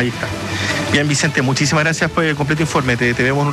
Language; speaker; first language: Spanish; native; Spanish